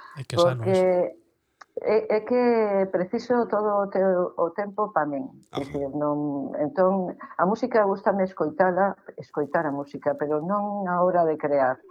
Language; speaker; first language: Galician; non-native, local second language; Spanish